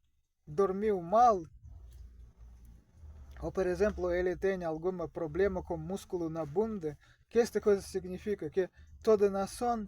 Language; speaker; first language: Portuguese; non-native, learner; Russian